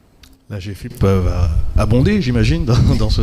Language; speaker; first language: French; native; French